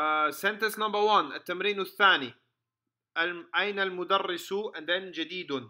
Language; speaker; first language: Arabic; non-native, fluent; English